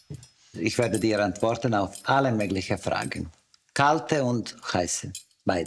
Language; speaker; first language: German; non-native, learner; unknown